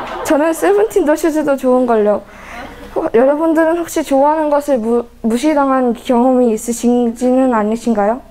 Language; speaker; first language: Korean; native; Korean